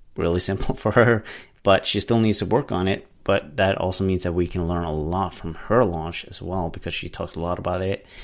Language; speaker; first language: English; non-native, fluent; Norwegian